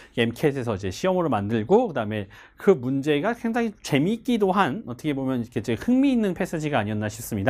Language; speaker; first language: Korean; native; Korean